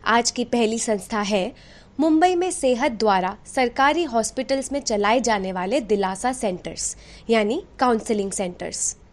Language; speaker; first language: Hindi; native; Hindi